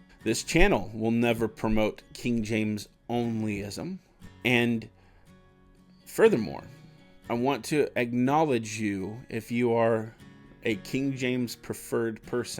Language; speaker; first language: English; native; English